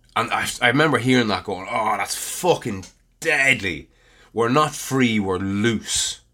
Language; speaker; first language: English; native; English